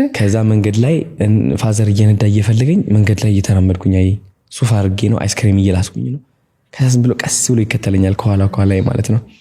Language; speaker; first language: Amharic; non-native, local second language; Tigrinya